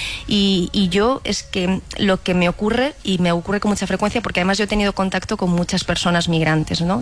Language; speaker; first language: Spanish; native; Spanish